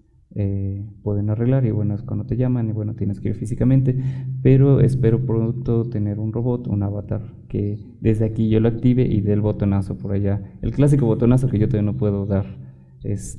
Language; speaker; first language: Spanish; native; Spanish